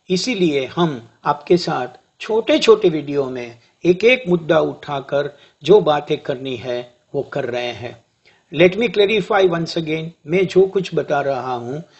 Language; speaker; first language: Hindi; non-native, local second language; Gujarati